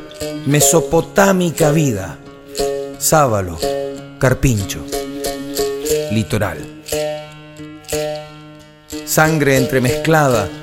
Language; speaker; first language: Spanish; native; Spanish